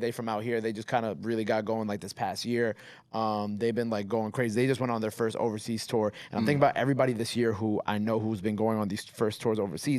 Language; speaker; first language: English; native; English